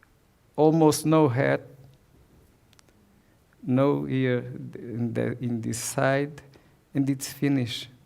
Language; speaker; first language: English; non-native, learner; Portuguese